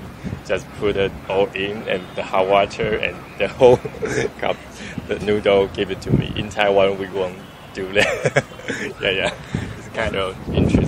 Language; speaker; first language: English; non-native, fluent; Chinese